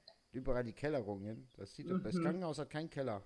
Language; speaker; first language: German; native; German